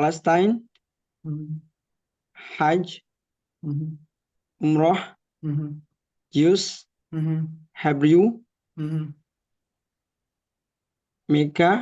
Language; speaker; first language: English; non-native, learner; Indonesian